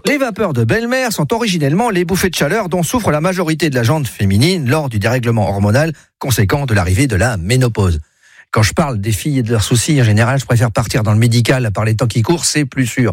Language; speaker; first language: French; native; French